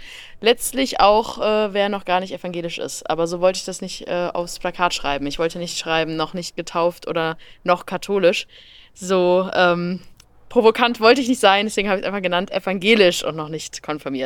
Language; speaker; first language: German; native; German